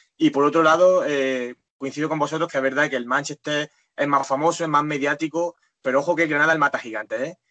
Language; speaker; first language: Spanish; native; Spanish